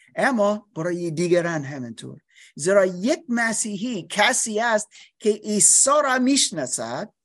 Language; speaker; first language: Persian; non-native, learner; English